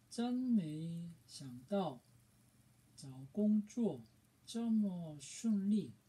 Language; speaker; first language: Chinese; non-native, learner; Korean